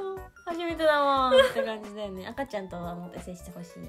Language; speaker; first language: Japanese; native; Japanese